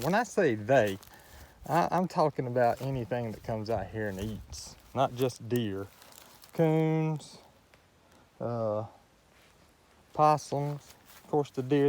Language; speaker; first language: English; native; English